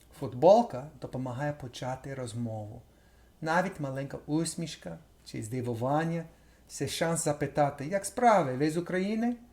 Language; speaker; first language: Ukrainian; non-native, fluent; English